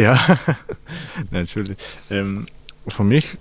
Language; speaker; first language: German; non-native, learner; Spanish